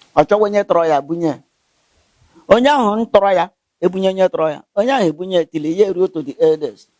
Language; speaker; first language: Igbo; non-native, local second language; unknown